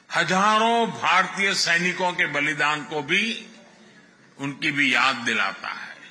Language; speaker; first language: Hindi; non-native, local second language; Gujarati